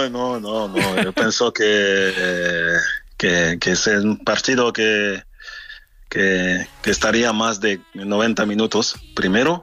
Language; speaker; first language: Spanish; non-native, fluent; French